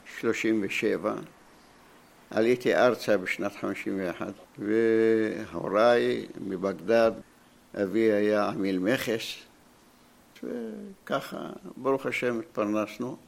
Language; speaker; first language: Hebrew; non-native, fluent; Arabic